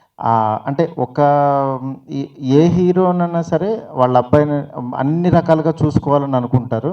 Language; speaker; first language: Telugu; native; Telugu